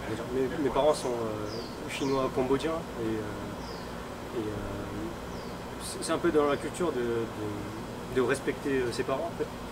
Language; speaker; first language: French; early bilingual, other home language; Min Nan Chinese